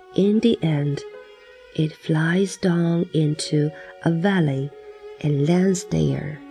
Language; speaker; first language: English; non-native, fluent; Chinese